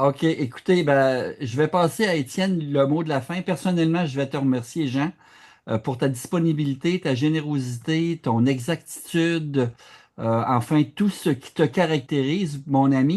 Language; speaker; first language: French; native; French